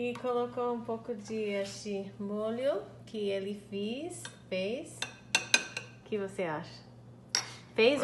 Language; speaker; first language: Portuguese; non-native, learner; English